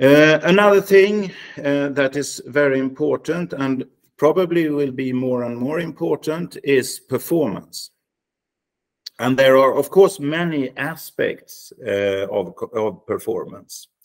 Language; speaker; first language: English; non-native, fluent; Swedish